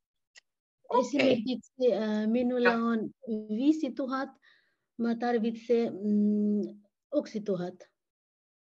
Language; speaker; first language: Finnish; non-native, learner; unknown